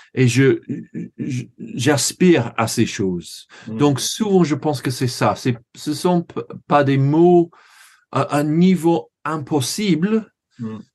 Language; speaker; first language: French; non-native, learner; English